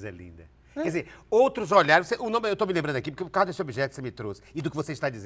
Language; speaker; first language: Portuguese; native; Portuguese